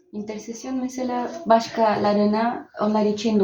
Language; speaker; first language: Turkish; non-native, learner; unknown